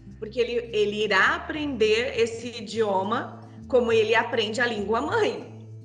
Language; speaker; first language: Portuguese; native; Portuguese